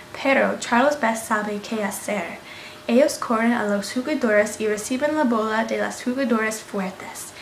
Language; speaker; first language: Spanish; non-native, learner; English